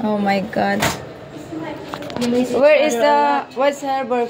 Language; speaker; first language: English; non-native, local second language; Filipino